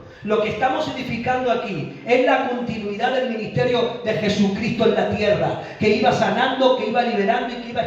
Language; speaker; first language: Spanish; native; Spanish